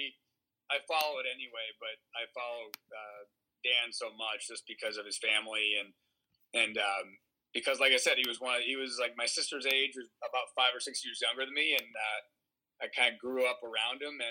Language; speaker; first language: English; native; English